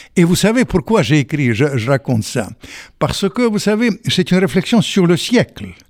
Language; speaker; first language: French; non-native, fluent; Russian